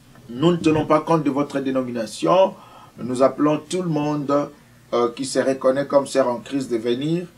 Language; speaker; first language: French; non-native, local second language; Lingala